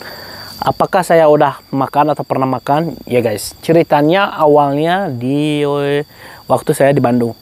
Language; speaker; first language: Indonesian; non-native, fluent; Arabic